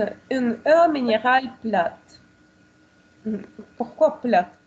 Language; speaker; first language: French; non-native, learner; Russian